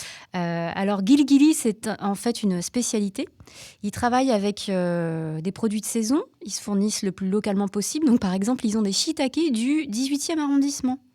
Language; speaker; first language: French; native; French